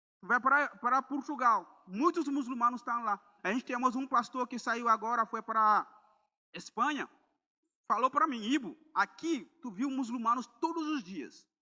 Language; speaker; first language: Portuguese; non-native, fluent; Mandingo